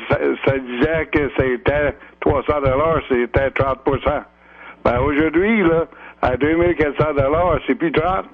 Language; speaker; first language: French; native; French